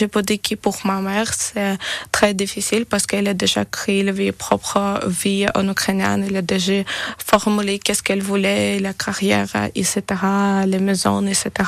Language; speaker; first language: French; non-native, learner; Ukrainian